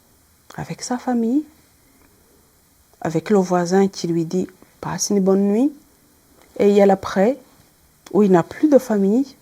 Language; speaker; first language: French; non-native, local second language; Kinyarwanda